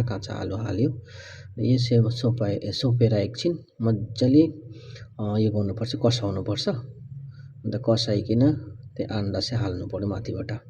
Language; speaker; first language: Nepali; non-native, learner; Bangla